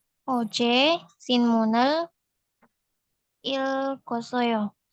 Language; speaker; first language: Korean; non-native, learner; Indonesian